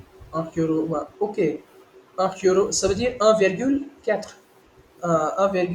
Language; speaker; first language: French; non-native, learner; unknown